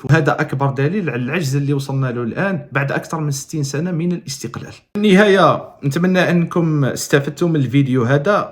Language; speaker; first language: Arabic; native; Arabic